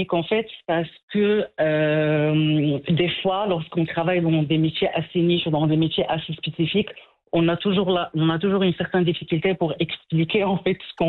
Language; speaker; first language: French; non-native, local second language; Arabic